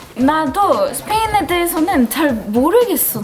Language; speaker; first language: Korean; non-native, fluent; Spanish